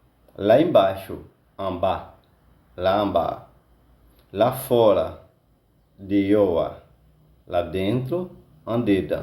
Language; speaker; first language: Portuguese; non-native, learner; Haitian Creole